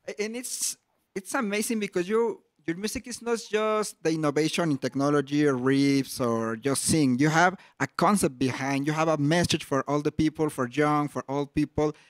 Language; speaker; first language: English; non-native, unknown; Spanish